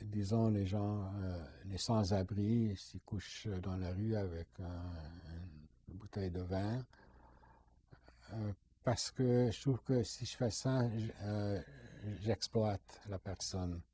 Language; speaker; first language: French; non-native, fluent; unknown